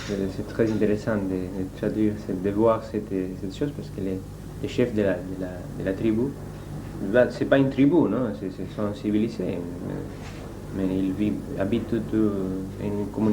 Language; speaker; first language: French; non-native, learner; Spanish